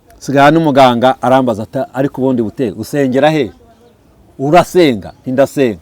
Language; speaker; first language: Kinyarwanda; early bilingual, heritage; Kinyarwanda